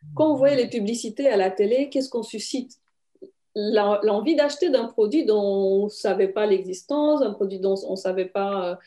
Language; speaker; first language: French; non-native, fluent; Romanian